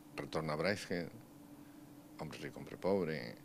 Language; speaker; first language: Spanish; native; Spanish